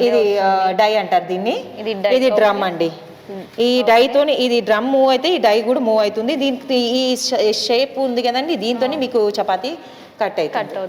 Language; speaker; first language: Telugu; native; Telugu